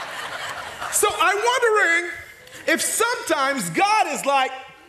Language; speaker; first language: English; non-native, fluent; French